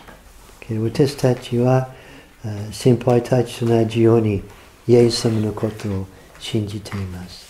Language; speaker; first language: Japanese; non-native, fluent; English